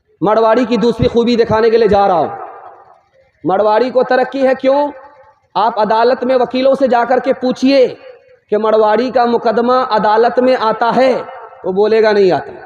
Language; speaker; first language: Urdu; non-native, local second language; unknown